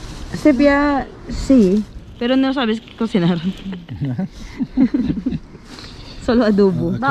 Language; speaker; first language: Spanish; non-native, learner; Filipino